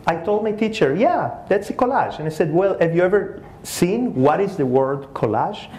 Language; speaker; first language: English; early bilingual, other home language; Spanish